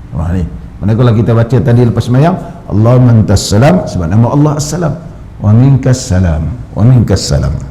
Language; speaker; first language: Malay; native; Malay